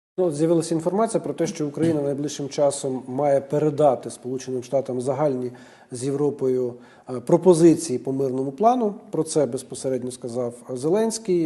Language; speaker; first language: Ukrainian; native; Ukrainian